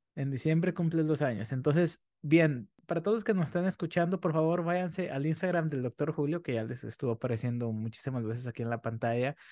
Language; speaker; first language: Spanish; native; Spanish